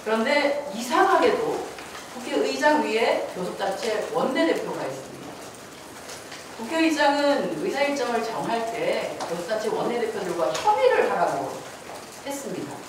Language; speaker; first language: Korean; native; Korean